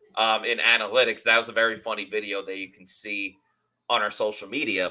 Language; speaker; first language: English; native; English